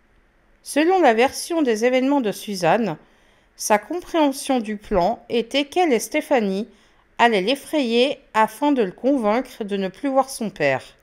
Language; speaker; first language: French; native; French